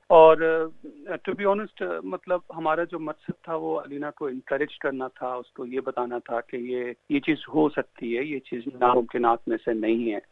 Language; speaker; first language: Urdu; native; Urdu